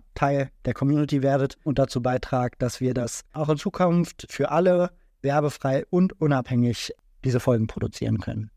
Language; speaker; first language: German; native; German